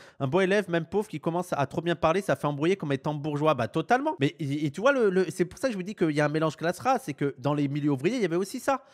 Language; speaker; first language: French; native; French